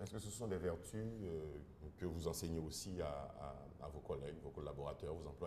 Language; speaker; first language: French; non-native, local second language; Haitian Creole